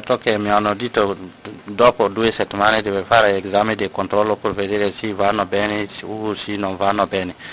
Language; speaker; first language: Italian; non-native, learner; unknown